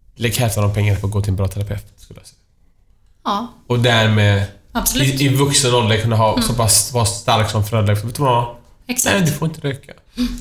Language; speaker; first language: Swedish; non-native, fluent; Persian